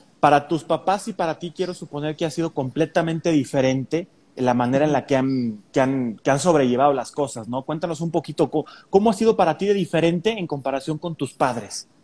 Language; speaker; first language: Spanish; native; Spanish